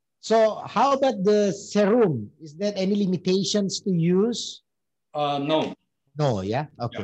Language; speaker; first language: English; non-native, learner; Korean